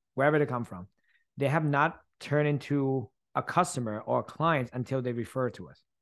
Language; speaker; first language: English; early bilingual, other home language; Thai